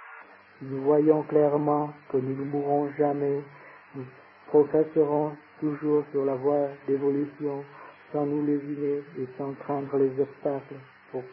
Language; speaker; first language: French; non-native, fluent; Vietnamese